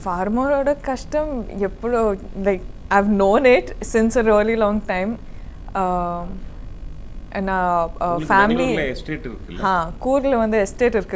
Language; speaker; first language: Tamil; non-native, learner; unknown